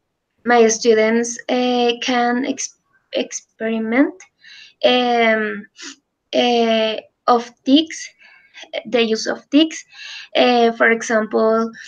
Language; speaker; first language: English; non-native, learner; Spanish